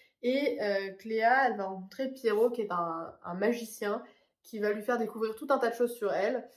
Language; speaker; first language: French; native; French